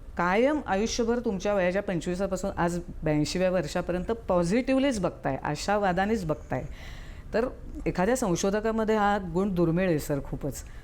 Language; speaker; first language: Marathi; native; Marathi